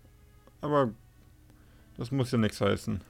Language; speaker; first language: German; native; German